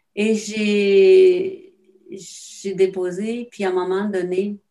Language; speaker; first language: French; non-native, fluent; Romanian